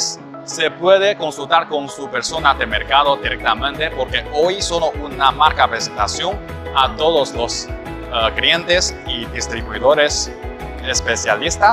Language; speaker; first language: Spanish; non-native, learner; Chinese